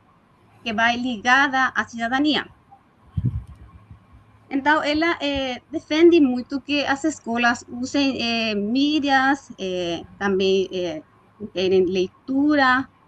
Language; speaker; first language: Portuguese; non-native, fluent; Spanish